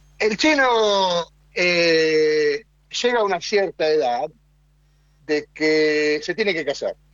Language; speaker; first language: Spanish; native; Spanish